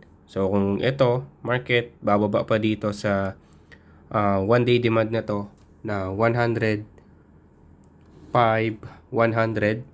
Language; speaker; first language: Filipino; native; Filipino